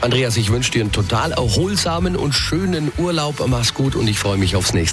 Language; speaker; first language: German; native; German